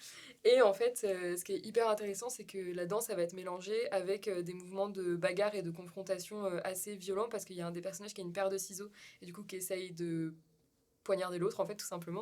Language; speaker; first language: French; native; French